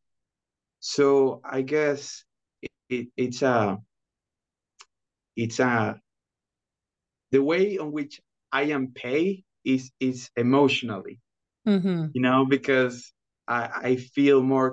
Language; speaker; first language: English; non-native, fluent; Spanish